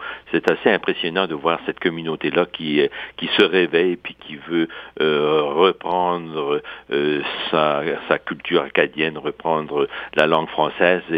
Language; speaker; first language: French; native; French